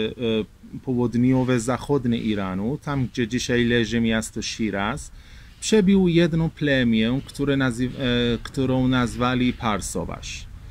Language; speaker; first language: Polish; non-native, fluent; Persian